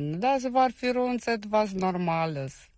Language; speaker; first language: German; non-native, learner; Romanian